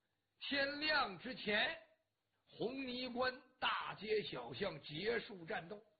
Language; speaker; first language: Chinese; native; Chinese